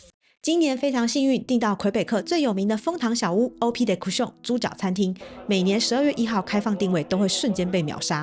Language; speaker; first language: Chinese; native; Chinese